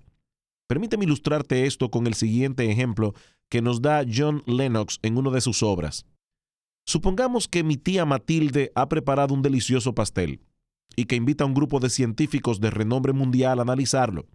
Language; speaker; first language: Spanish; native; Spanish